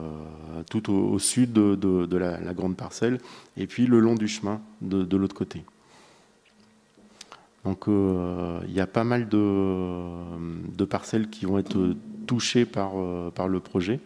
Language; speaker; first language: French; native; French